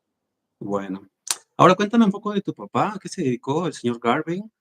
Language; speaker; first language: Spanish; native; Spanish